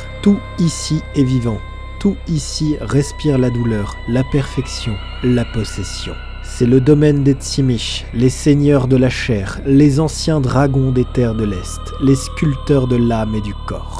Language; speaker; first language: French; native; French